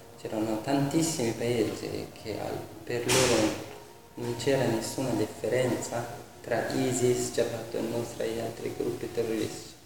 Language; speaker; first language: Italian; non-native, fluent; Persian